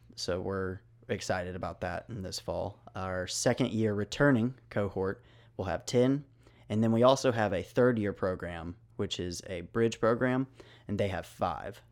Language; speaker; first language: English; native; English